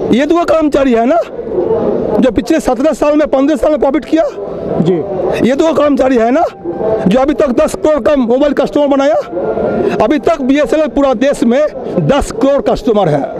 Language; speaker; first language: Hindi; non-native, local second language; Bangla